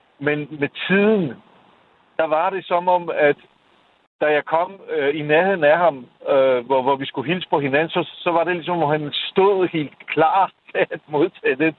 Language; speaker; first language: Danish; non-native, fluent; Polish